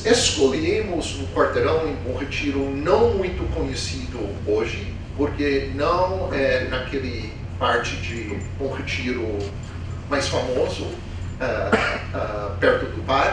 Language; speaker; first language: Portuguese; non-native, fluent; English